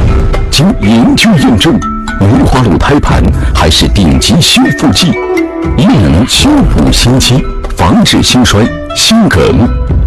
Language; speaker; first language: Chinese; native; Chinese